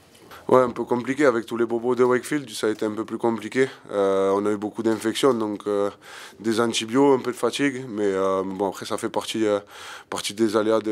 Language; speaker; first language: French; native; French